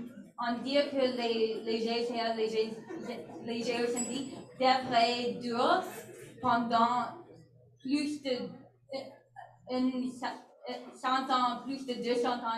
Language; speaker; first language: French; non-native, learner; English